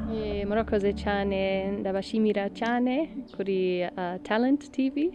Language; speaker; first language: Kinyarwanda; non-native, learner; English